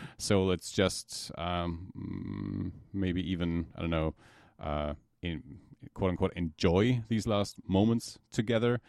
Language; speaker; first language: English; non-native, fluent; German